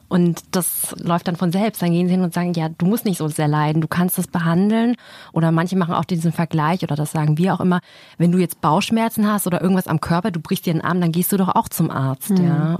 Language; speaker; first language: German; native; German